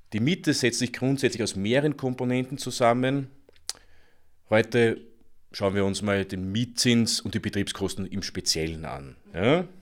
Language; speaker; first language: German; native; German